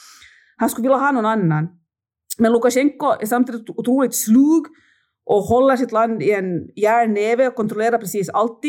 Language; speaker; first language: Swedish; native; Swedish